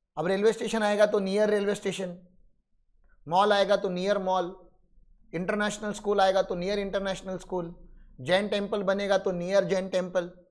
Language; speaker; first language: Hindi; non-native, local second language; Marathi